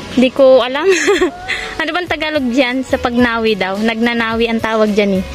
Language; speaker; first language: Filipino; non-native, local second language; Bikol